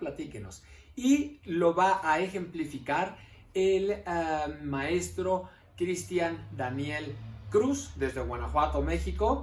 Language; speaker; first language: Spanish; native; Spanish